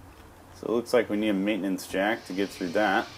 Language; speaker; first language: English; native; English